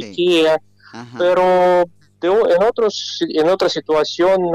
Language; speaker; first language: Spanish; non-native, fluent; Russian